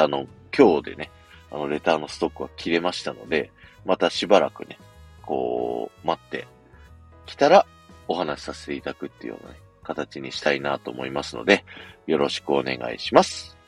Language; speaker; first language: Japanese; native; Japanese